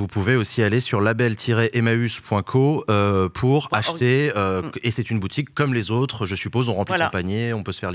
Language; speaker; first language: French; native; French